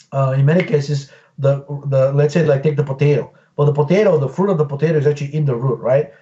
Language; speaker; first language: English; non-native, fluent; Bulgarian